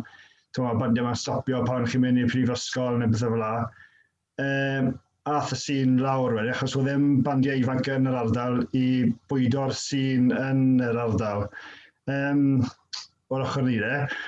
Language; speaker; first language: Welsh; native; Welsh